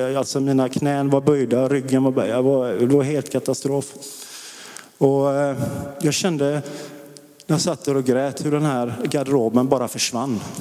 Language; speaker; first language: Swedish; native; Swedish